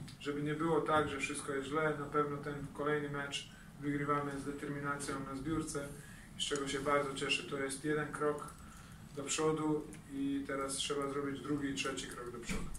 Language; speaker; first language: Polish; non-native, fluent; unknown